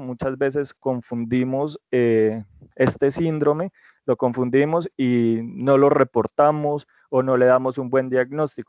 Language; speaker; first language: Spanish; native; Spanish